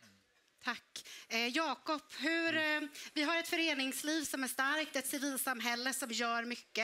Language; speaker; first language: Swedish; native; Swedish